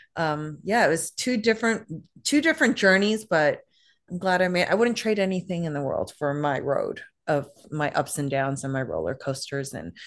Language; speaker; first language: English; native; English